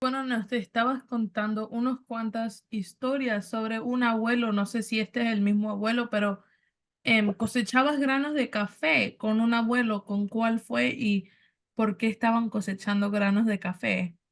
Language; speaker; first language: Spanish; early bilingual, other home language; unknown